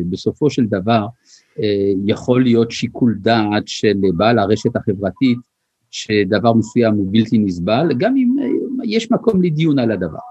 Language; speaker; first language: Hebrew; early bilingual, other home language; French